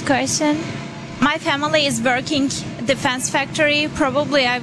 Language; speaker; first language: English; non-native, fluent; Turkish